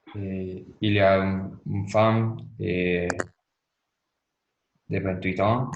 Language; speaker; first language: French; non-native, learner; Spanish